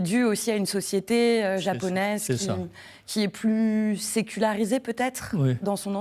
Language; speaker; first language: French; native; French